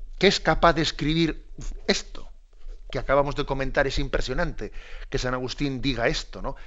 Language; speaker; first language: Spanish; native; Spanish